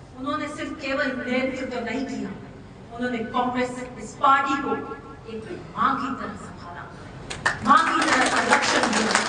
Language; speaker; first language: Hindi; native; Hindi